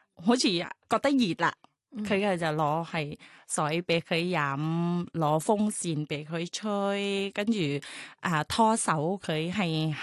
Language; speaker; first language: Chinese; non-native, fluent; Thai